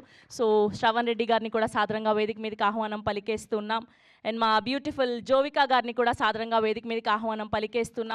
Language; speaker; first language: Telugu; native; Telugu